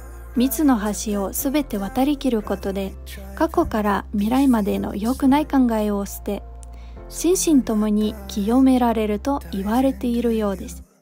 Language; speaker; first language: Japanese; non-native, fluent; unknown